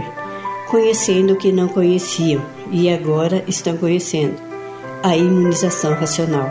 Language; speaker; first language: Portuguese; native; Portuguese